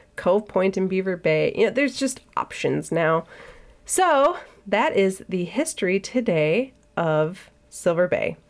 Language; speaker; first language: English; native; English